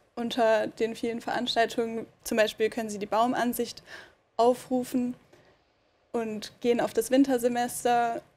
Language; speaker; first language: German; native; German